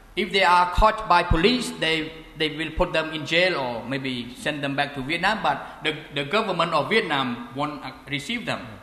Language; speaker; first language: English; non-native, fluent; Khmer